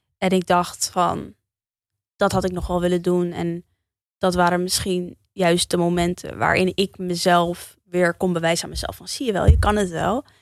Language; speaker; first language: Dutch; early bilingual, heritage; Dutch